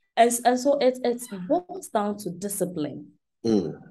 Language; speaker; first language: English; non-native, local second language; Akan